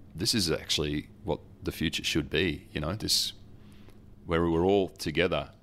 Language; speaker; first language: English; early bilingual, other home language; Dutch